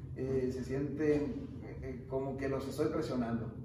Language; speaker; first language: Spanish; native; Spanish